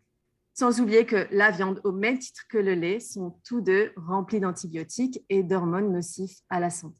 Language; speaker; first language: French; native; French